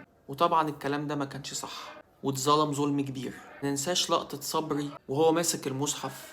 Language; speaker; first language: Arabic; native; Arabic